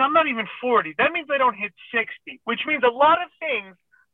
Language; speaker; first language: English; non-native, fluent; Persian